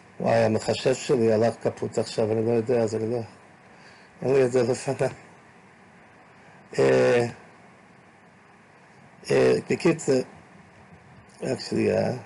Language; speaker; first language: Hebrew; non-native, fluent; English